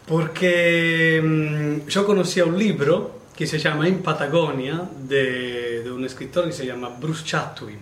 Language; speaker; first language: Spanish; non-native, learner; Italian